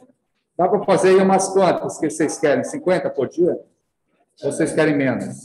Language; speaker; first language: Portuguese; native; Portuguese